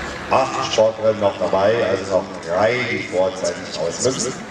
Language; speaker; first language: German; native; German